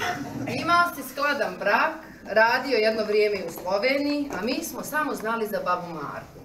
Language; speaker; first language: Croatian; native; Croatian